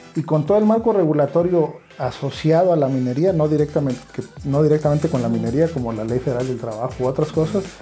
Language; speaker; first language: Spanish; native; Spanish